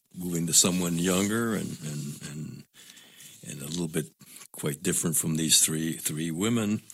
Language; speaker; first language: English; non-native, local second language; Spanish